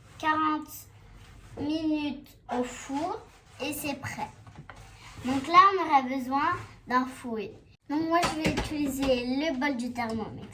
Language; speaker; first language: French; native; French